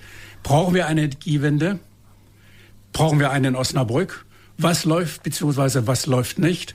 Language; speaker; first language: German; native; German